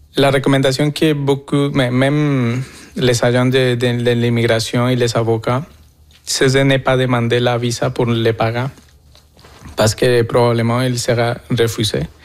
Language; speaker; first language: French; non-native, fluent; Spanish